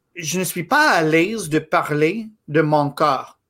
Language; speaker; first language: French; non-native, fluent; English